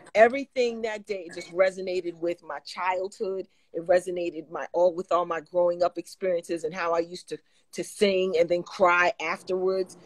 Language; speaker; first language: English; native; English